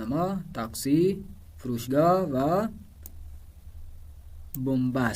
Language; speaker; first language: Persian; non-native, fluent; Urdu